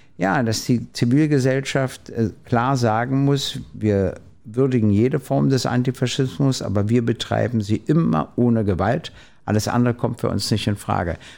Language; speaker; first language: German; native; German